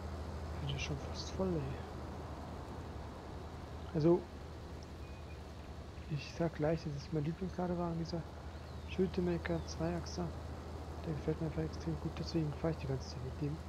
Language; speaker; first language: German; native; German